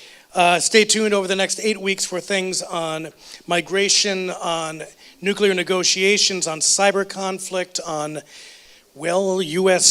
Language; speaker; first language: English; native; English